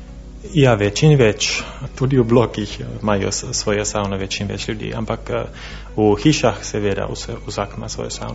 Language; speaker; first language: Slovenian; non-native, fluent; Finnish